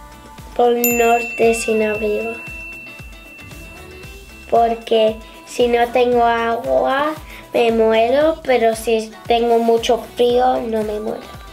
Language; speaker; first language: Spanish; early bilingual, heritage; Spanish